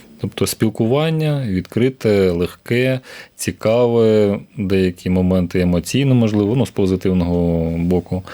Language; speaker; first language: Ukrainian; native; Ukrainian